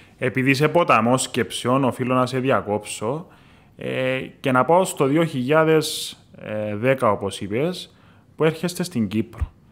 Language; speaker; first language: Greek; native; Greek